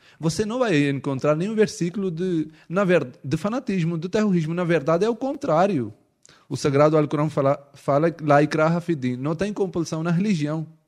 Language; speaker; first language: Portuguese; non-native, fluent; Urdu